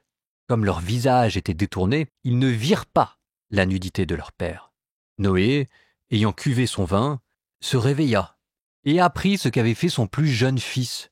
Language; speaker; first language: French; native; French